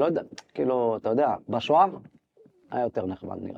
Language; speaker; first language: Hebrew; native; Hebrew